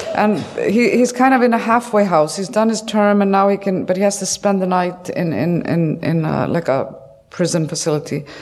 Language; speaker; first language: English; non-native, fluent; Icelandic